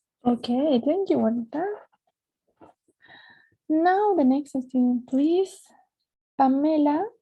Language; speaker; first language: English; non-native, fluent; Spanish